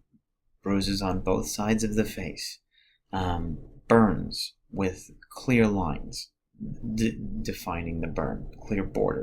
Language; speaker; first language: English; native; English